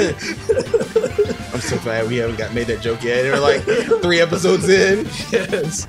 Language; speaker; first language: English; native; English